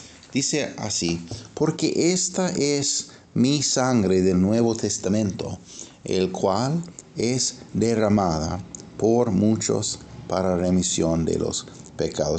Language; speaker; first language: Spanish; non-native, fluent; English